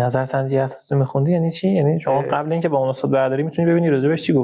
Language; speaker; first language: Persian; native; Persian